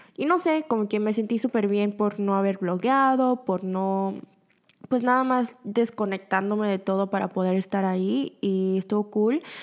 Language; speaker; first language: Spanish; early bilingual, other home language; Korean